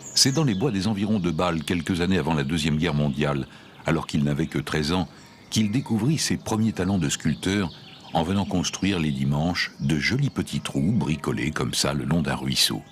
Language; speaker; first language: French; native; French